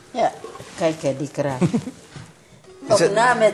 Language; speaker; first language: Dutch; non-native, learner; Tigrinya